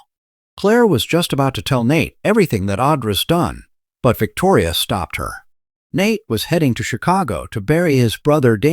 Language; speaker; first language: English; native; English